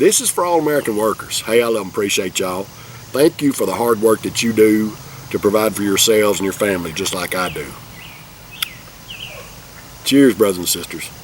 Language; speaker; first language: English; native; English